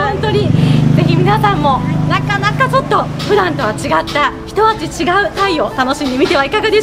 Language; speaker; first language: Japanese; native; Japanese